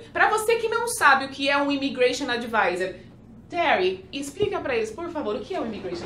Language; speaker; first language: Portuguese; native; Portuguese